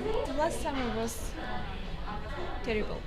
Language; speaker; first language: English; non-native, learner; Russian